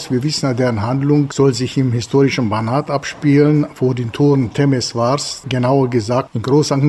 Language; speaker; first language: German; native; German